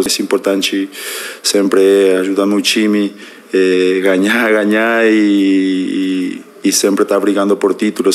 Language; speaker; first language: Portuguese; non-native, fluent; Spanish